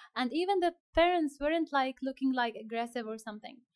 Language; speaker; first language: English; non-native, fluent; Arabic